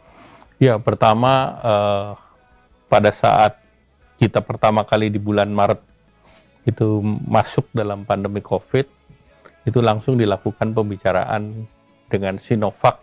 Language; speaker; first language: Indonesian; native; Indonesian